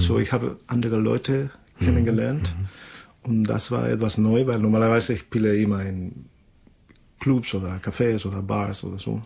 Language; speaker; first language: German; non-native, fluent; Spanish